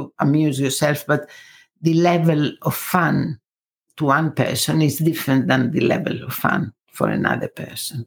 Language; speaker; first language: English; non-native, fluent; Greek